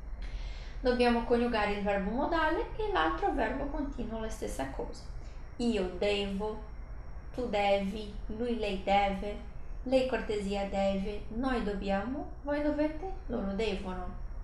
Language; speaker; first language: Italian; non-native, fluent; Portuguese